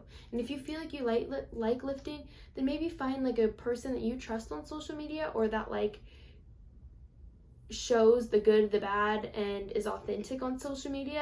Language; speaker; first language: English; native; English